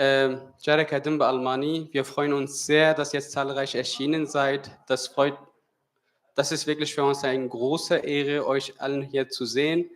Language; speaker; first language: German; non-native, fluent; Kurdish